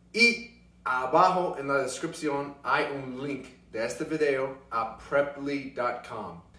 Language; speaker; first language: Spanish; non-native, fluent; English